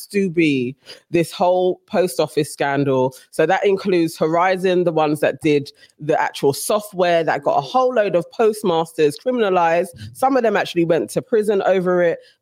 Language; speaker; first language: English; native; English